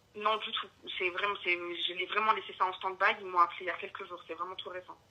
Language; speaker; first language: French; early bilingual, other home language; Arabic